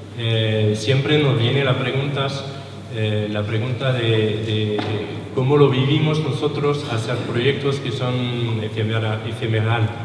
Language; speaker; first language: Spanish; non-native, learner; French